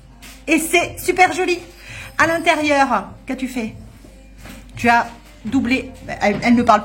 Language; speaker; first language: French; native; French